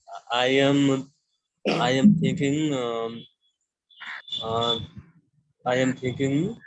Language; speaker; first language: English; non-native, learner; Hindi